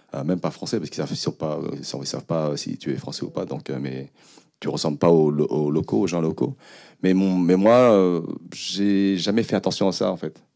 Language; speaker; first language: French; early bilingual, other home language; Khmer